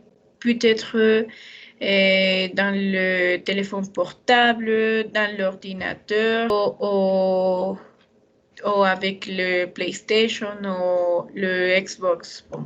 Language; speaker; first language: French; non-native, learner; Spanish